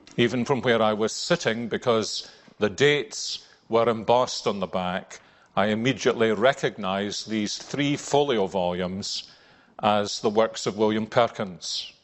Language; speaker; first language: English; native; English